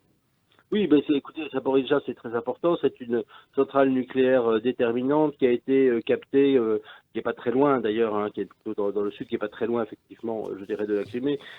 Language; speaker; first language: French; native; French